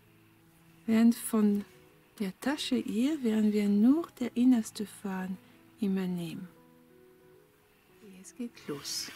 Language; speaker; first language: German; non-native, fluent; French